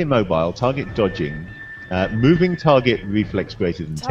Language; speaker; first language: English; native; English